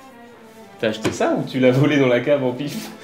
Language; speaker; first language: French; native; French